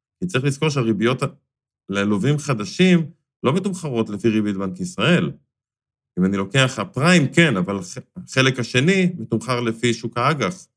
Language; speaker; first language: Hebrew; native; Hebrew